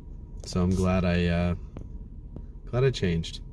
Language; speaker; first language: English; native; English